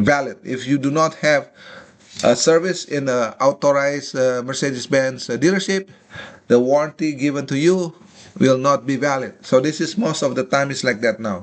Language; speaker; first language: English; non-native, fluent; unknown